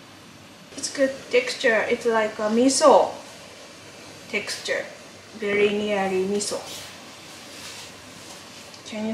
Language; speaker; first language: English; non-native, learner; Japanese